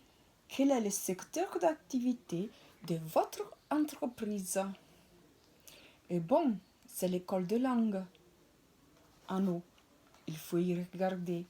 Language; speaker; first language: French; non-native, fluent; Italian